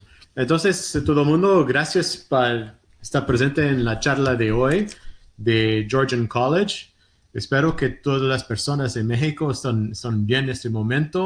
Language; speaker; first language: Spanish; non-native, fluent; Portuguese